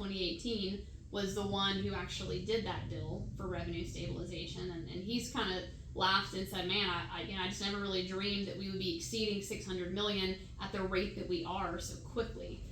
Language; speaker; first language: English; native; English